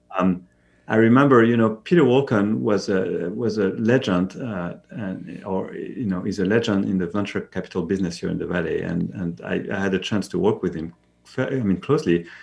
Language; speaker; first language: English; non-native, fluent; French